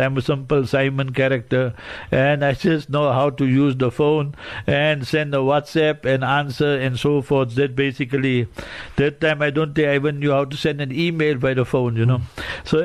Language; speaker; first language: English; native; English